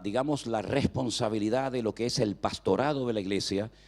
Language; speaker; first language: Spanish; native; Spanish